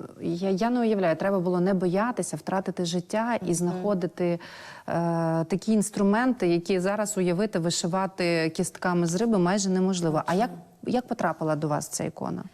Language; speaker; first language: Ukrainian; native; Ukrainian